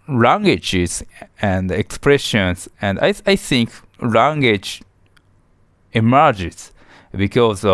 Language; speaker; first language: English; non-native, learner; Japanese